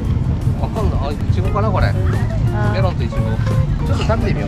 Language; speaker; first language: Japanese; native; Japanese